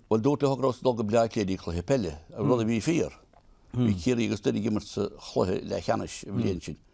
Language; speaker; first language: Irish; native; Irish